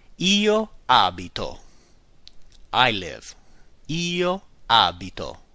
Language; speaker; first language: Italian; non-native, learner; English